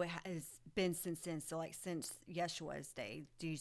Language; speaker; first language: English; native; English